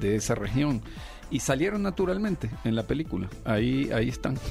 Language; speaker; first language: Spanish; native; Spanish